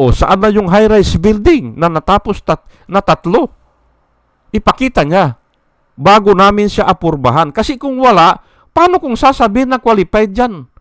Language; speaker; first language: Filipino; native; Filipino